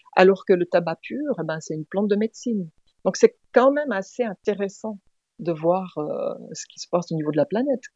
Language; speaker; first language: French; native; French